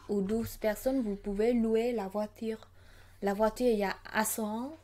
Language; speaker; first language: French; non-native, learner; Khmer